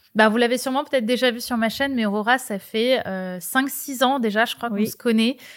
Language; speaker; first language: French; native; French